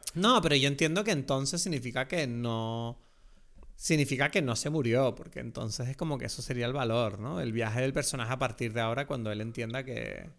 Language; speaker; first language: Spanish; native; Spanish